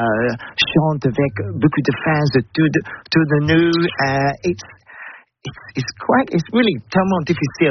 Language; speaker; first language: French; non-native, learner; English